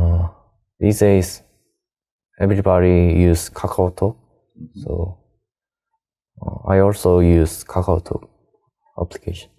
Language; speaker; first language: English; non-native, learner; Korean